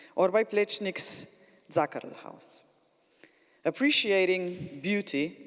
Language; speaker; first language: English; non-native, fluent; Slovenian